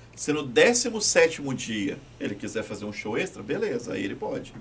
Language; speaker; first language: Portuguese; native; Portuguese